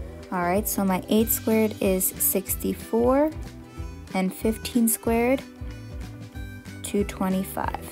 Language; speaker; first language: English; native; English